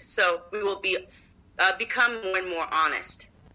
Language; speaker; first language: English; non-native, fluent; Japanese